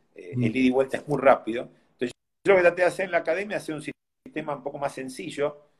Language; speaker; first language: Spanish; native; Spanish